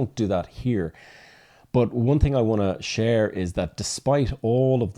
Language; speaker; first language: English; native; English